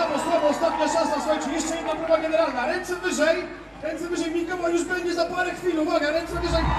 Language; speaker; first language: Polish; native; Polish